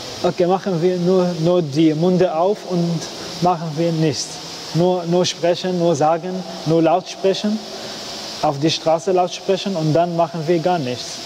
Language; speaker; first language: German; non-native, learner; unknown